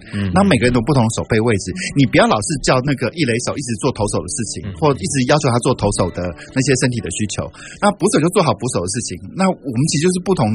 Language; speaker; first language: Chinese; native; Chinese